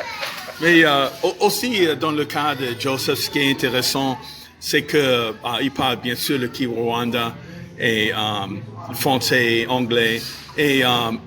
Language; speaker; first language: French; non-native, fluent; English